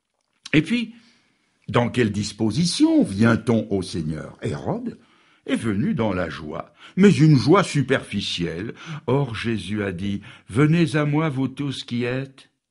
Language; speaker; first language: French; native; French